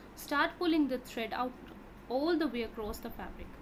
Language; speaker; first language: English; non-native, local second language; Punjabi